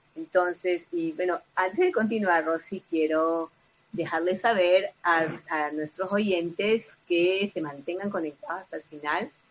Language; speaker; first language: Spanish; native; Spanish